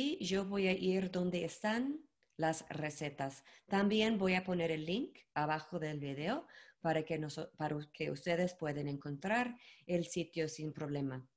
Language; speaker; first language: Spanish; non-native, learner; English